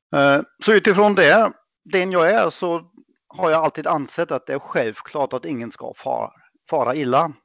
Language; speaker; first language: Swedish; non-native, fluent; German